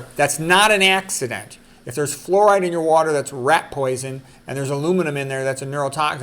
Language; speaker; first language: English; native; English